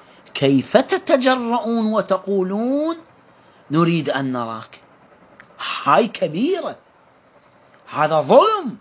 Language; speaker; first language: Arabic; native; Arabic